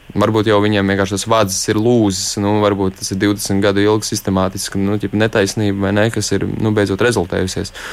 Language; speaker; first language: Latvian; native; Latvian